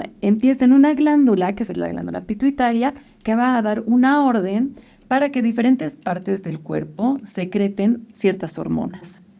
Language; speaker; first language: Spanish; native; Spanish